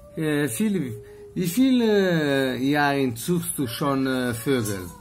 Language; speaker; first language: German; non-native, learner; Portuguese